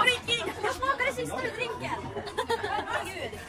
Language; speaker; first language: Swedish; native; Swedish